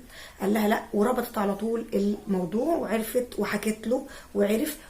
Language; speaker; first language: Arabic; native; Arabic